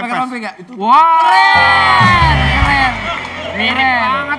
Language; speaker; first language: Indonesian; native; Indonesian